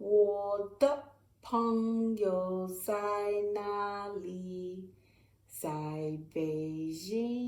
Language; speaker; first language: Chinese; non-native, learner; English